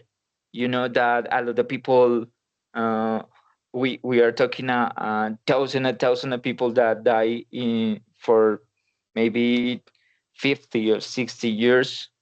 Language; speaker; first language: English; non-native, learner; Spanish